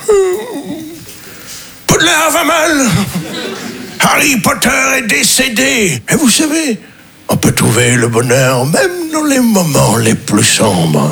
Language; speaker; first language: French; native; French